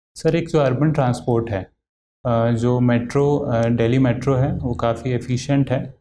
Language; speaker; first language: Hindi; native; Hindi